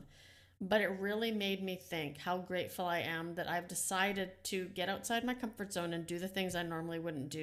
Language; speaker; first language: English; non-native, fluent; Dutch